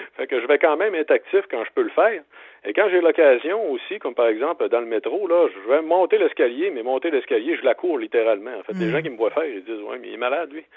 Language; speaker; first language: French; native; French